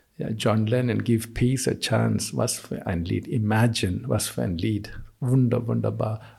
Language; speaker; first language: German; non-native, fluent; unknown